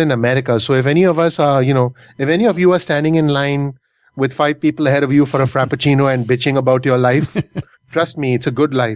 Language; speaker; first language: English; non-native, local second language; Hindi